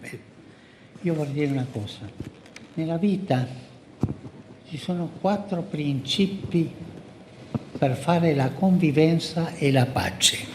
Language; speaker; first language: Italian; early bilingual, heritage; Spanish